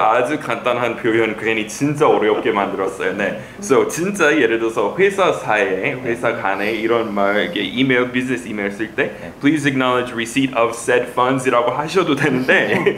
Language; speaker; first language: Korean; non-native, fluent; English